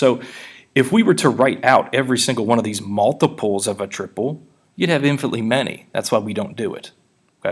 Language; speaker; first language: English; native; English